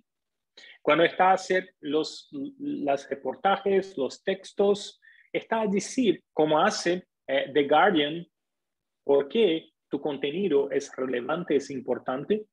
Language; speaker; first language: Spanish; non-native, fluent; Portuguese